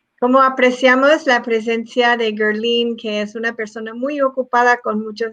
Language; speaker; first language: Spanish; non-native, fluent; English